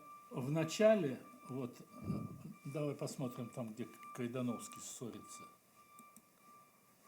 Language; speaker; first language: Russian; native; Russian